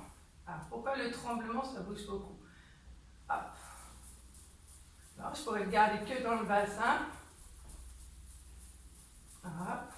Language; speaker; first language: French; native; French